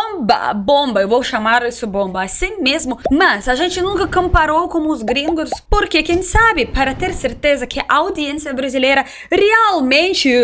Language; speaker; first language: Portuguese; non-native, learner; Russian